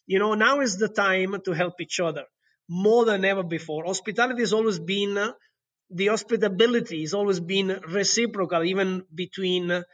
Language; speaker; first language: English; non-native, fluent; Italian